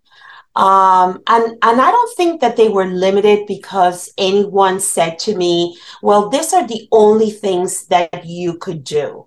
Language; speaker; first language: English; non-native, fluent; Spanish